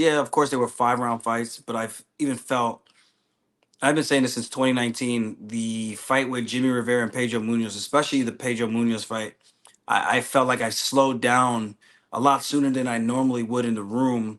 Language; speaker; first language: English; native; English